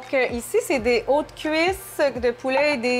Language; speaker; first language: French; native; French